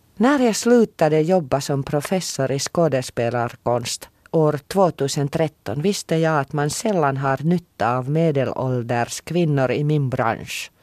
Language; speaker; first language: Swedish; non-native, local second language; Finnish